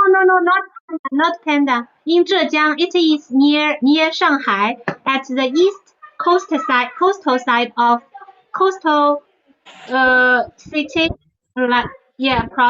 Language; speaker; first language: English; non-native, fluent; Chinese